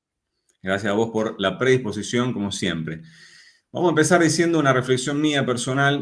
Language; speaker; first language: Spanish; native; Spanish